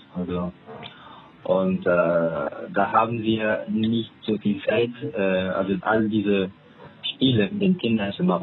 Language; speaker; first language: German; non-native, fluent; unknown